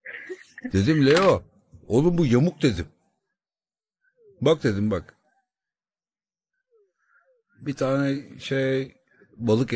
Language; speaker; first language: Turkish; native; Turkish